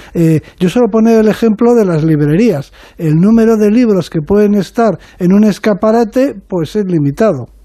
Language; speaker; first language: Spanish; native; Spanish